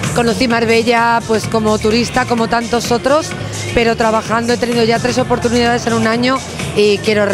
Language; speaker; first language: Spanish; native; Spanish